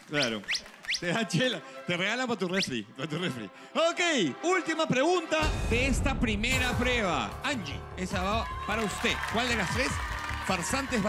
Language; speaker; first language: Spanish; native; Spanish